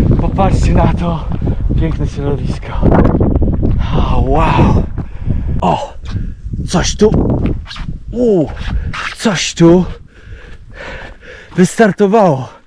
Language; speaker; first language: Polish; native; Polish